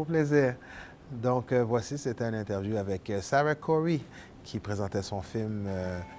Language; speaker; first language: French; native; French